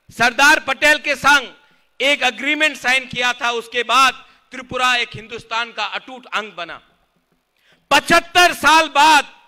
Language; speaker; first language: Hindi; non-native, local second language; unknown